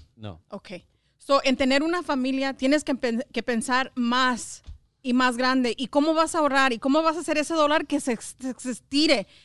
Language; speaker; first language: Spanish; early bilingual, heritage; Spanish